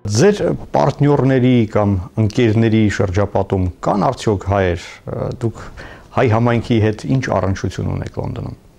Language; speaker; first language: Armenian; native; Armenian